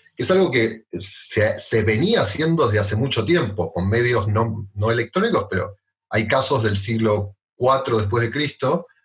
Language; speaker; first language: Spanish; native; Spanish